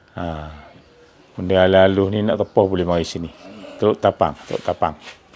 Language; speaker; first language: Malay; native; Malay